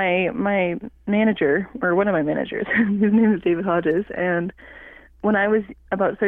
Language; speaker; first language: English; non-native, fluent; Cree